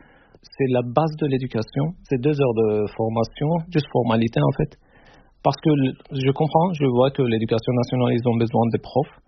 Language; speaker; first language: French; non-native, fluent; Turkish